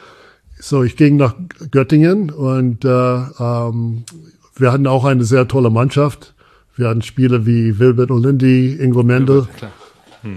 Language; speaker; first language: German; non-native, fluent; English